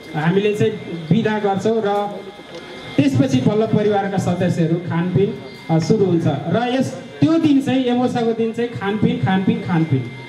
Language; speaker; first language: Nepali; non-native, local second language; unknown